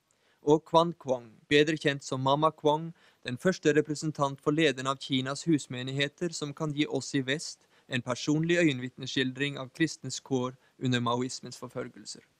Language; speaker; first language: Norwegian; native; Norwegian